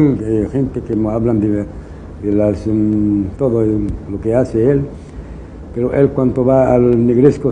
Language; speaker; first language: Spanish; non-native, local second language; Riffian